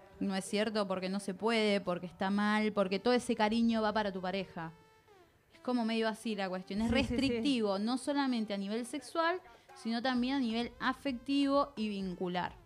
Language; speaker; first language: Spanish; native; Spanish